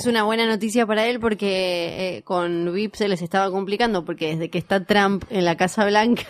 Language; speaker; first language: Spanish; native; Spanish